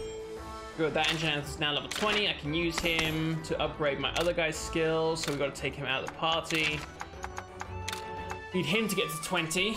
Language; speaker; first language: English; native; English